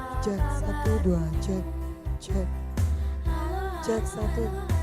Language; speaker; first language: Indonesian; native; Indonesian